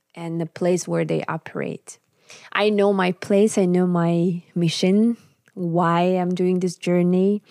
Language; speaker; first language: English; non-native, fluent; Russian